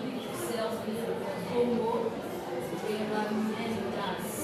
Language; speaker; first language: Spanish; non-native, learner; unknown